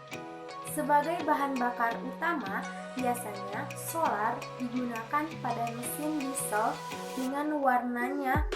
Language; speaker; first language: Indonesian; native; Indonesian